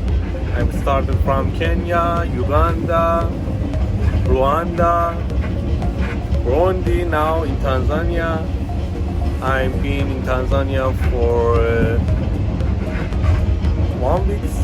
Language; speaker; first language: English; non-native, learner; Persian